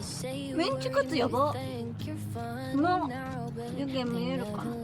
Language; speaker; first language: Japanese; native; Japanese